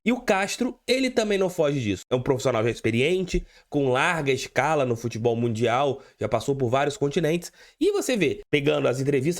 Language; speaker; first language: Portuguese; native; Portuguese